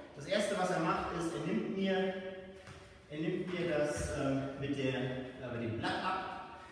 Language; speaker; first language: German; native; German